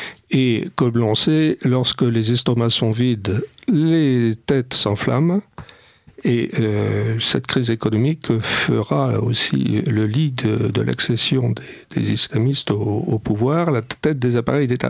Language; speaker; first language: French; native; French